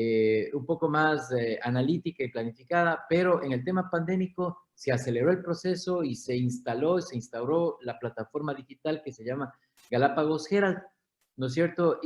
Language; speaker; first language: Spanish; native; Spanish